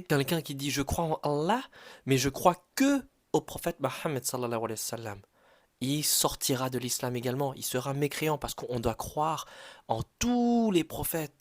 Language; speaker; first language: French; native; French